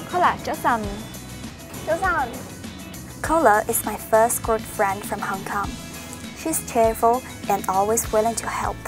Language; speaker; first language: English; non-native, fluent; Chinese